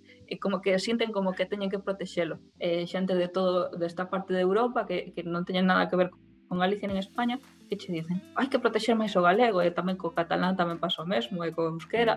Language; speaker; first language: Galician; non-native, local second language; Spanish